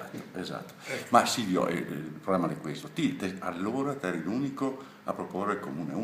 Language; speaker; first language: Italian; native; Italian